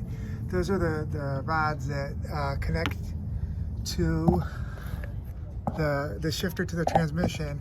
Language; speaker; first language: English; native; English